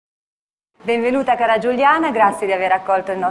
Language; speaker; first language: Italian; native; Italian